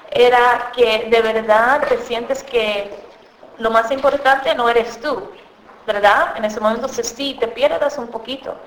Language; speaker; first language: Spanish; early bilingual, other home language; English